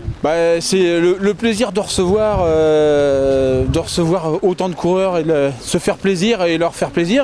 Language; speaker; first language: French; native; French